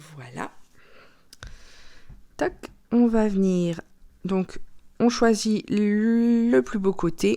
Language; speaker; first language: French; native; French